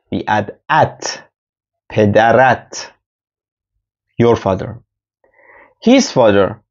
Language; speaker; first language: English; non-native, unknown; Persian